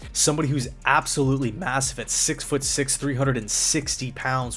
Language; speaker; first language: English; native; English